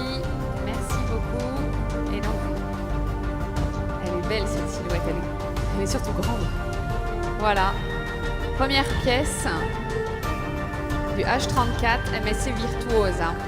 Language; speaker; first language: French; native; French